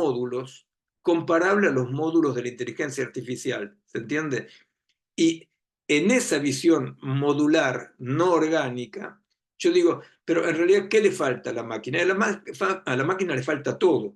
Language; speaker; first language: Spanish; native; Spanish